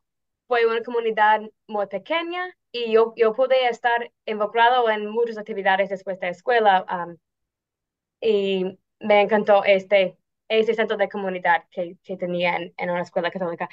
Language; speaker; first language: Spanish; non-native, fluent; English